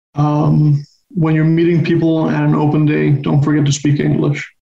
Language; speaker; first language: English; non-native, fluent; Spanish